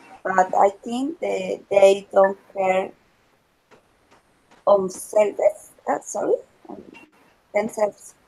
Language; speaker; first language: English; non-native, learner; Spanish